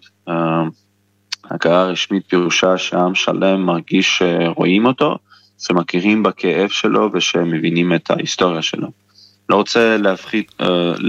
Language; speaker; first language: Hebrew; non-native, fluent; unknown